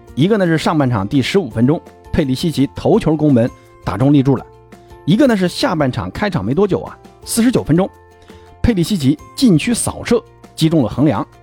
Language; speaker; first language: Chinese; native; Chinese